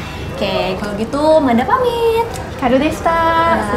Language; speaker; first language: Indonesian; native; Indonesian